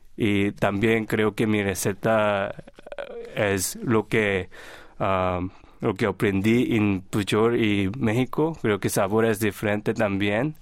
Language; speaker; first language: Spanish; non-native, fluent; Korean